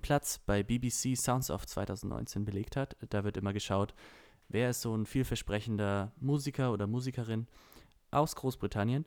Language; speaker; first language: German; native; German